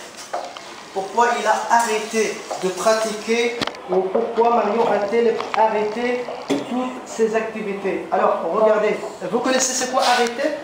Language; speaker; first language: French; non-native, fluent; Arabic